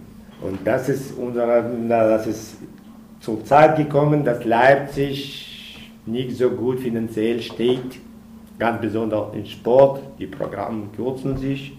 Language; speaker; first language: German; non-native, learner; Russian